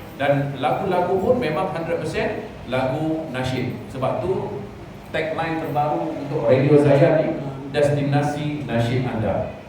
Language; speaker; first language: Malay; native; Malay